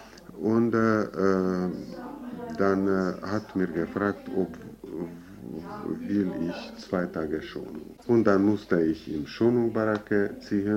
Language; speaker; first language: German; non-native, fluent; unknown